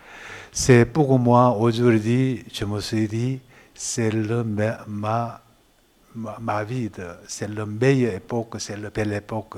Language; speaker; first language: French; non-native, learner; Korean